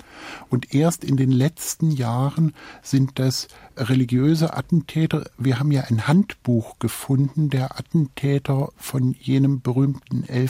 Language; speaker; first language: German; native; German